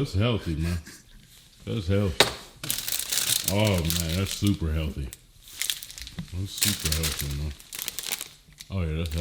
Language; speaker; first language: English; native; English